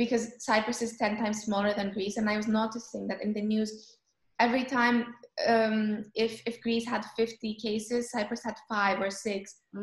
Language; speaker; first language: English; non-native, fluent; Greek